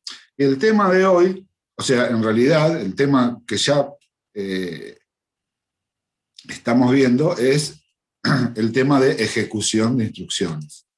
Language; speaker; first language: Spanish; native; Spanish